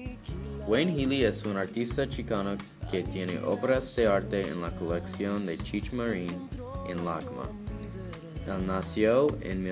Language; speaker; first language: Spanish; non-native, learner; English